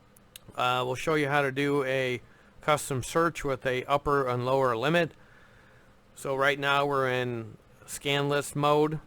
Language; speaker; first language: English; native; English